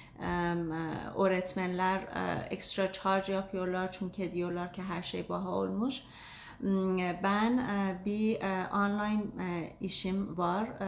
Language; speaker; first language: Turkish; non-native, learner; Azerbaijani